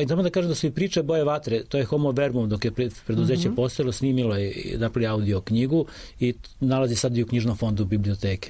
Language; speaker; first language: Serbian; native; Serbian